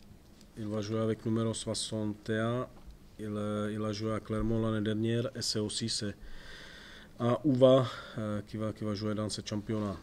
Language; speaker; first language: French; non-native, fluent; Czech